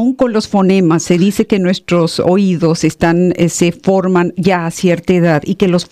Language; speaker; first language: Spanish; native; Spanish